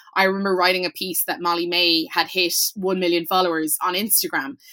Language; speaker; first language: English; native; English